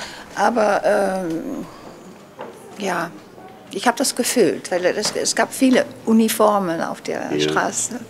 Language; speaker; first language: German; non-native, learner; Dutch